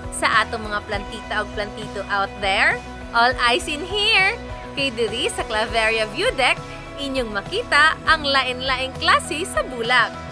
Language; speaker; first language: Cebuano; native; Cebuano